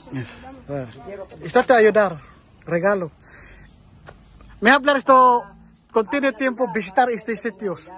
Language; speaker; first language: Spanish; non-native, learner; Filipino